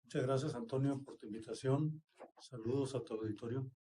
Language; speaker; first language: Spanish; native; Spanish